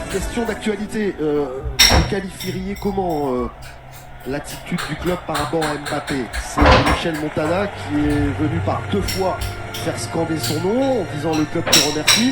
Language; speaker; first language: French; native; French